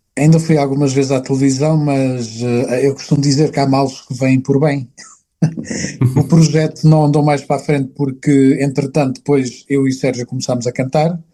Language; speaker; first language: Portuguese; native; Portuguese